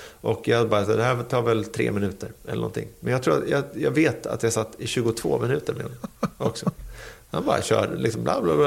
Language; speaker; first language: Swedish; native; Swedish